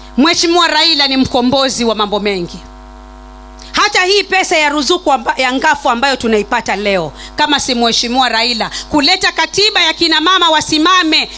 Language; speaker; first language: Swahili; native; Swahili